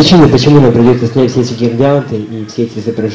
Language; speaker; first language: Russian; native; Russian